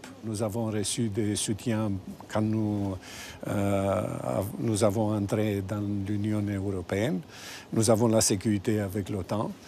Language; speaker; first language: French; non-native, fluent; Romanian